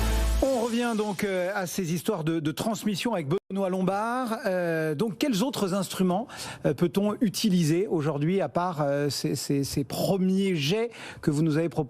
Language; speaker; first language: French; native; French